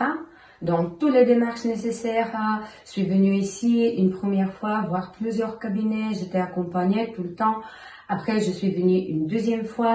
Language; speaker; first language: French; non-native, fluent; Bulgarian